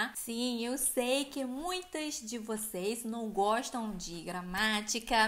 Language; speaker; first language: Portuguese; non-native, fluent; Chinese